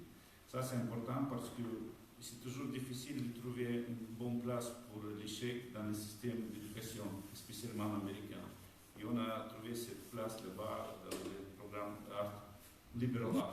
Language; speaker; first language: French; non-native, fluent; Romanian